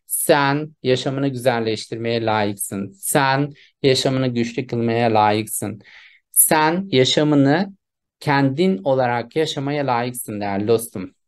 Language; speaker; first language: Turkish; native; Turkish